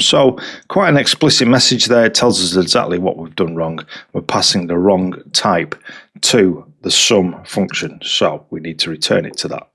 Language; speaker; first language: English; native; English